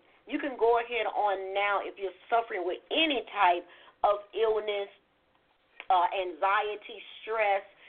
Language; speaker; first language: English; native; English